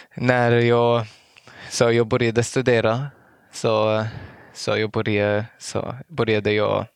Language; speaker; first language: Swedish; non-native, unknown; Arabic